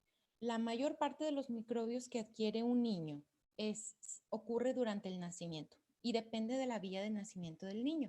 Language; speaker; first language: Spanish; native; Spanish